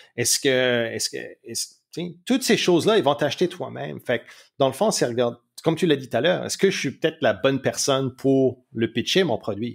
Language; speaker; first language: French; native; French